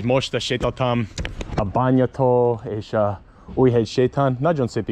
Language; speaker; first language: Hungarian; non-native, learner; English